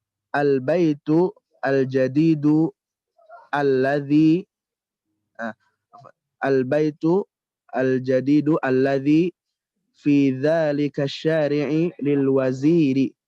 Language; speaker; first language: Arabic; non-native, learner; Indonesian